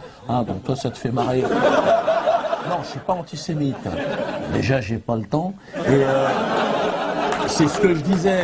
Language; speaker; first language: French; native; French